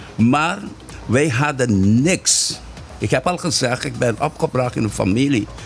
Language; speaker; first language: Dutch; non-native, fluent; Papiamento